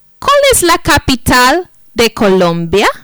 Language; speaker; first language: Spanish; non-native, fluent; English